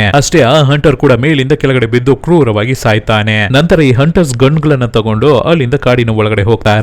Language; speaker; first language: Kannada; native; Kannada